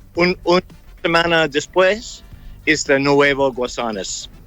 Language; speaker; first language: Spanish; non-native, learner; English